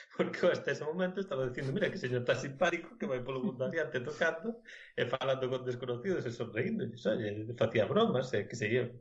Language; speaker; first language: Galician; non-native, local second language; Spanish